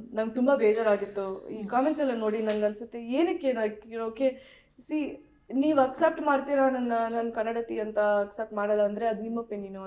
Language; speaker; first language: Kannada; early bilingual, heritage; Kannada